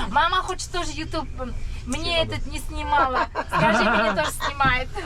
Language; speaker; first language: Russian; non-native, local second language; Kazakh